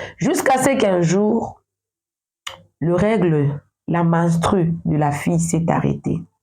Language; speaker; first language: French; non-native, local second language; Lingala